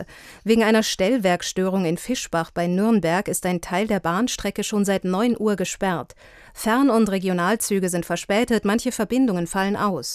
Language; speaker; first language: German; native; German